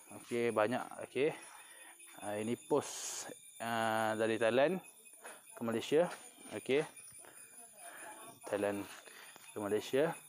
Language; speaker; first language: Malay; non-native, local second language; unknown